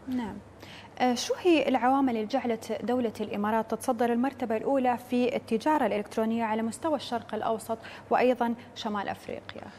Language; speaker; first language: Arabic; native; Arabic